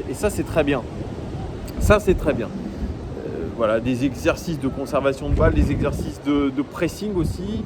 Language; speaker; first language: French; native; French